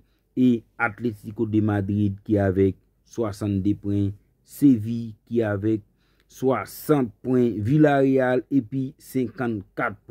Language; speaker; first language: French; non-native, learner; Haitian Creole